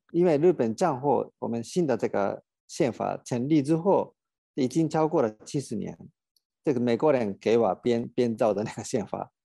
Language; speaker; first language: Chinese; non-native, fluent; Japanese